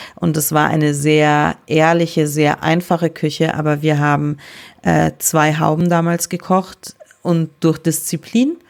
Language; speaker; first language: German; native; German